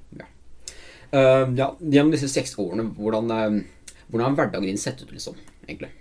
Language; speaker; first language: Norwegian; native; Norwegian